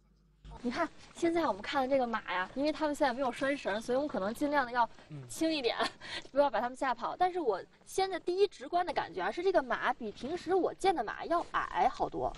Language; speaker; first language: Chinese; native; Chinese